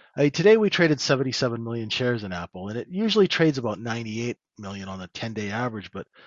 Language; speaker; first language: English; native; English